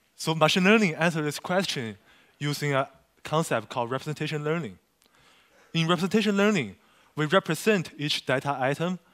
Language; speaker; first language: English; non-native, fluent; Chinese